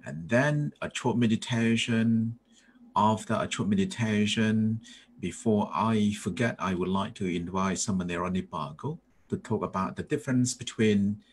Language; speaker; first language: English; non-native, fluent; Thai